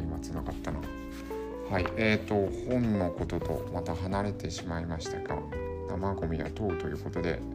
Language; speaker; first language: Japanese; native; Japanese